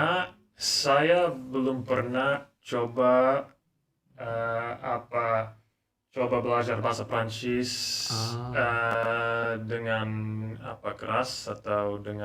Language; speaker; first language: Indonesian; non-native, learner; English